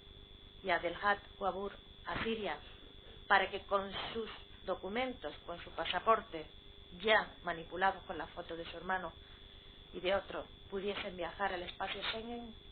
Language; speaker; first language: Spanish; native; Spanish